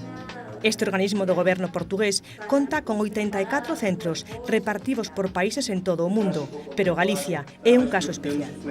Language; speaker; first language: Galician; native; Galician